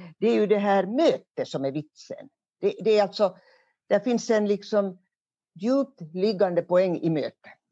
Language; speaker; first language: Swedish; native; Swedish